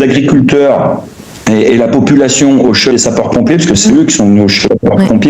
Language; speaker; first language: French; native; French